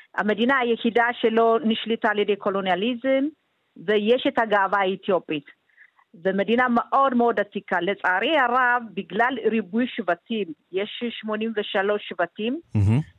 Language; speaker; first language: Hebrew; non-native, fluent; Amharic